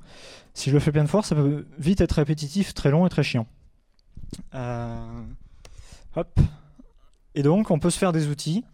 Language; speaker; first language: French; native; French